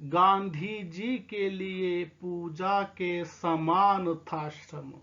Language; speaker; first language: Hindi; non-native, local second language; Telugu